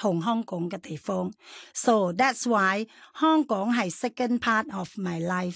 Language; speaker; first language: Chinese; non-native, fluent; Thai